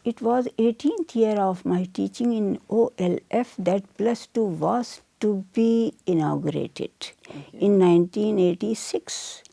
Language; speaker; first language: English; non-native, local second language; Urdu